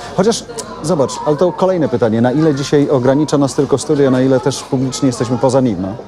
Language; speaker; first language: Polish; native; Polish